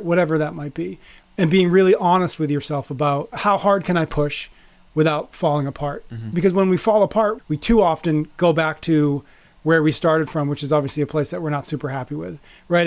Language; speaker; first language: English; native; English